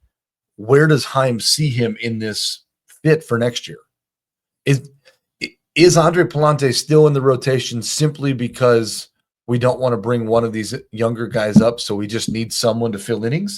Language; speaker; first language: English; native; English